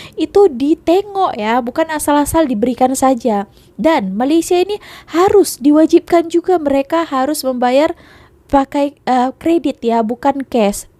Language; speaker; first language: Indonesian; native; Indonesian